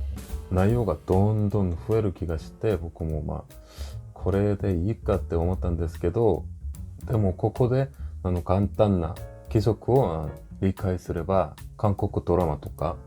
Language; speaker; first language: Japanese; non-native, fluent; Korean